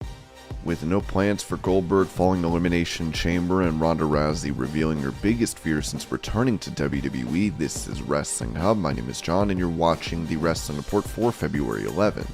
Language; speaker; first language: English; native; English